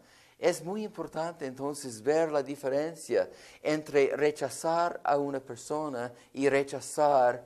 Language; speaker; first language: Spanish; non-native, fluent; English